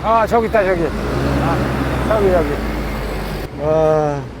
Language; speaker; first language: Korean; native; Korean